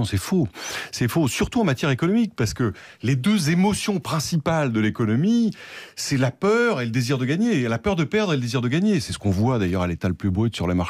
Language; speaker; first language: French; native; French